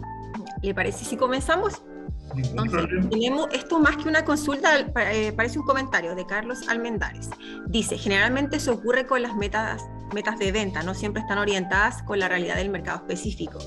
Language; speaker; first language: Spanish; native; Spanish